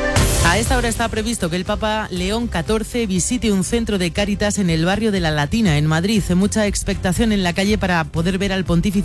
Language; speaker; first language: Spanish; native; Spanish